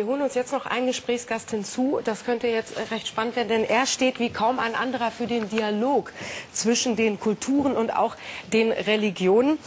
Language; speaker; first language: German; native; German